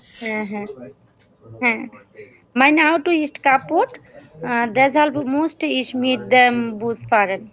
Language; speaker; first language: German; non-native, learner; Bangla